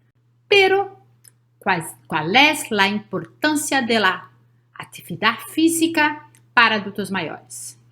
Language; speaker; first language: Spanish; non-native, learner; Portuguese